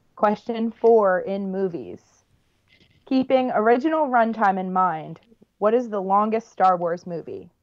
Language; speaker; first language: English; native; English